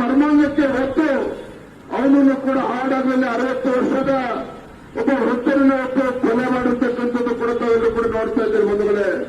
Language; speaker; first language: Kannada; native; Kannada